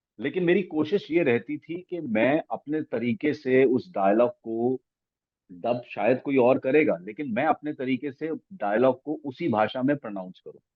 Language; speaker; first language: Hindi; non-native, local second language; Punjabi